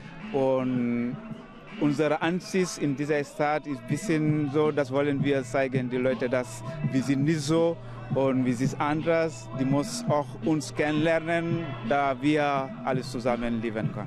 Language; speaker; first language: German; non-native, learner; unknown